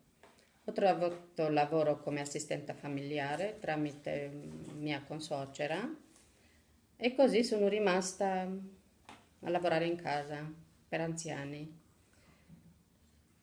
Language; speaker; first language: Italian; non-native, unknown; Romanian